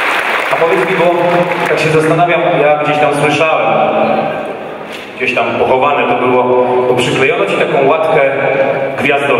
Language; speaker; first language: Polish; native; Polish